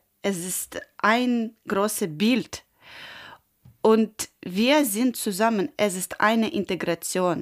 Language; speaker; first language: German; non-native, learner; Ukrainian